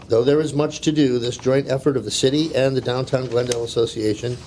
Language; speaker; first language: English; native; English